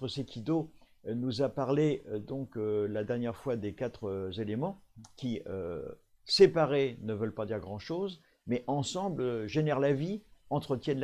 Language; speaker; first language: French; native; French